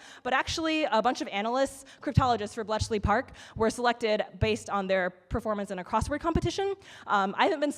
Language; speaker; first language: English; native; English